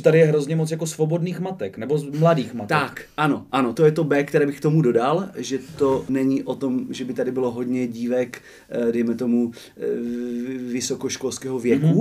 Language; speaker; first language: Czech; native; Czech